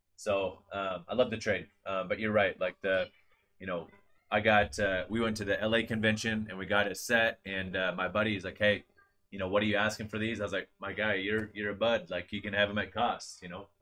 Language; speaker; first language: English; native; English